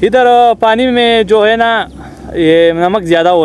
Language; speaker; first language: Hindi; non-native, fluent; Pashto